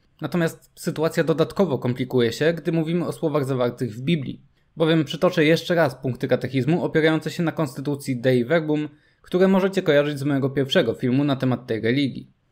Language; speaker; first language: Polish; native; Polish